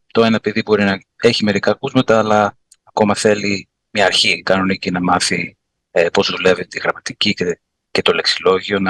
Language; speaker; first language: Greek; early bilingual, heritage; Greek